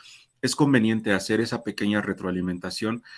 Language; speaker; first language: Spanish; native; Spanish